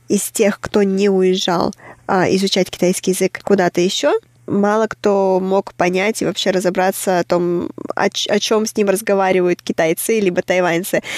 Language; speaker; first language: Russian; native; Russian